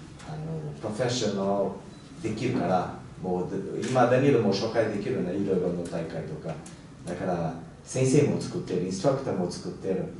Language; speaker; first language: Japanese; non-native, learner; Portuguese